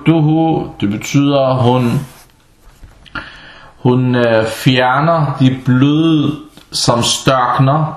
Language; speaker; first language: Danish; non-native, fluent; Arabic